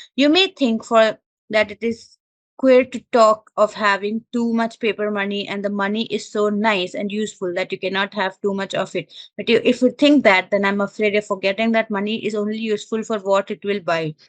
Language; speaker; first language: English; non-native, local second language; Malayalam